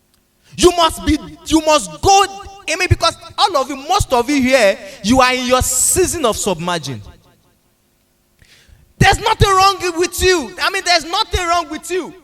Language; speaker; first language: English; non-native, local second language; Yoruba